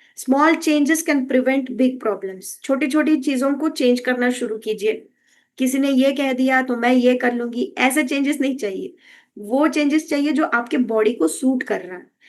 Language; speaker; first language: Hindi; non-native, local second language; Kannada